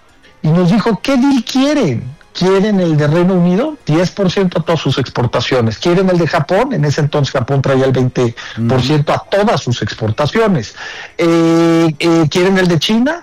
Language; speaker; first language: Spanish; native; Spanish